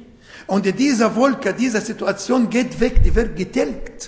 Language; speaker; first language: German; non-native, learner; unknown